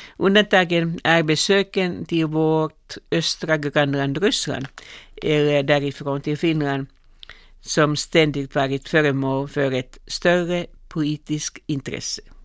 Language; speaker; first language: Swedish; non-native, local second language; Finnish